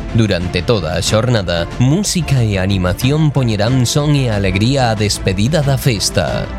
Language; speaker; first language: Galician; native; Galician